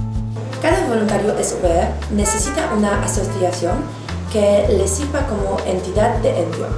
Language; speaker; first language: Spanish; non-native, fluent; Polish